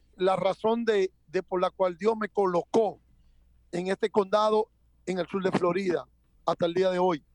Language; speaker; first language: Spanish; native; Spanish